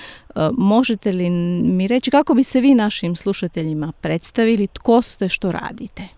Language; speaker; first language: Serbian; native; Serbian